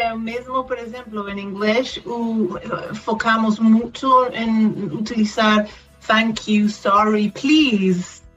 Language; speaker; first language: Portuguese; non-native, fluent; Spanish